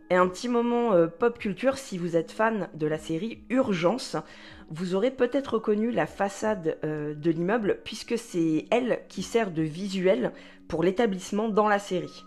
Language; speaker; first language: French; native; French